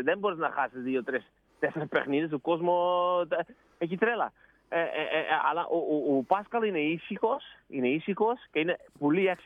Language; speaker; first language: Greek; non-native, learner; Dutch